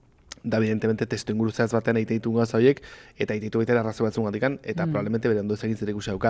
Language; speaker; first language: Basque; native; Basque